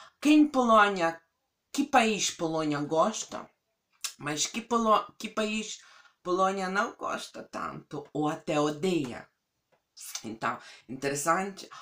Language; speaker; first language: Portuguese; non-native, fluent; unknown